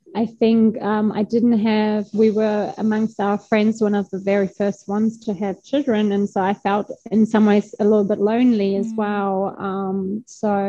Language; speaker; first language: English; non-native, fluent; German